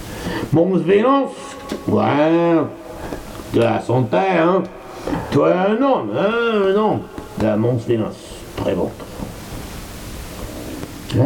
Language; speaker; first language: French; non-native, learner; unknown